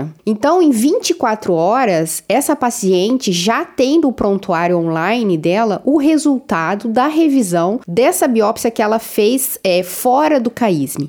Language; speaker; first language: Portuguese; native; Portuguese